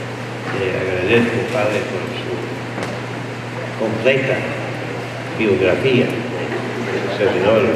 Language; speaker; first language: Spanish; non-native, fluent; English